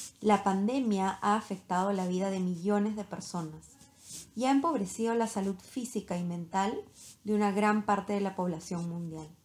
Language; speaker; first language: Spanish; native; Spanish